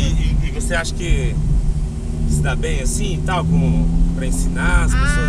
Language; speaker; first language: Portuguese; native; Portuguese